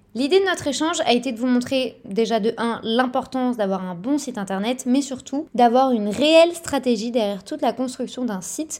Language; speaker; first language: French; native; French